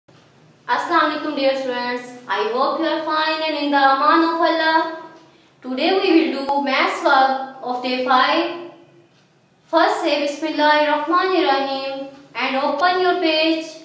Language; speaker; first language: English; non-native, local second language; Urdu